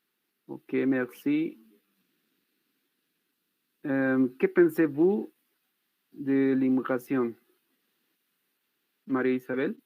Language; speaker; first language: French; non-native, learner; Spanish